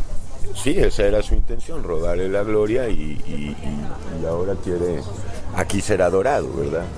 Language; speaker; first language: Spanish; native; Spanish